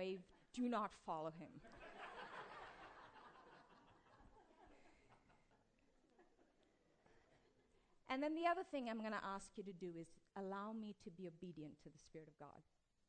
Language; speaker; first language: English; native; English